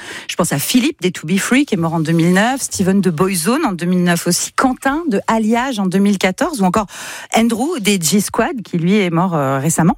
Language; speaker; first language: French; native; French